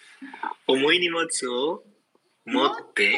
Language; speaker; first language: Japanese; non-native, learner; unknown